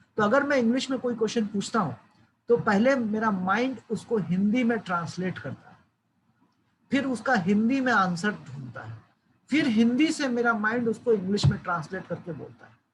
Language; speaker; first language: Hindi; native; Hindi